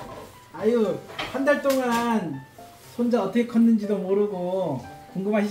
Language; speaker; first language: Korean; native; Korean